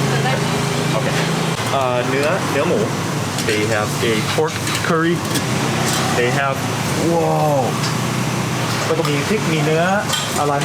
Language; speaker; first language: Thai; non-native, fluent; English